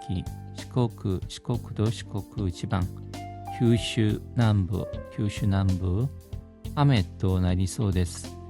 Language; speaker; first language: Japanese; non-native, fluent; Korean